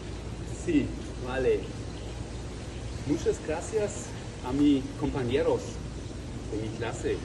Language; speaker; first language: Spanish; non-native, learner; German